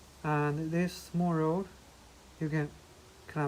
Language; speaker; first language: English; non-native, learner; Chinese